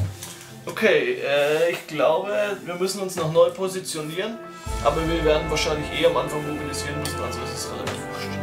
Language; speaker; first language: German; native; German